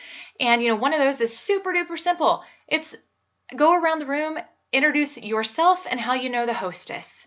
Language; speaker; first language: English; native; English